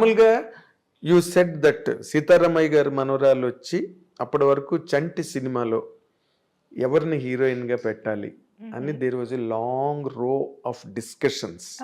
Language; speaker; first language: Telugu; native; Telugu